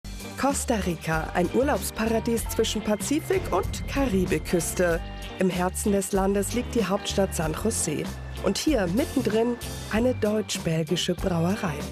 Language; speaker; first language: German; native; German